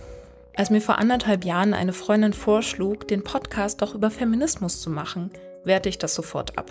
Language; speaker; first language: German; native; German